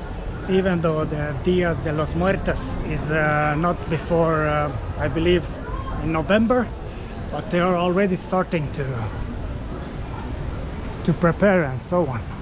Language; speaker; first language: English; non-native, fluent; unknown